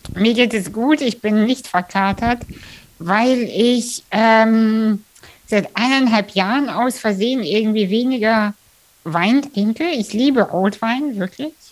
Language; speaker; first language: German; early bilingual, other home language; Russian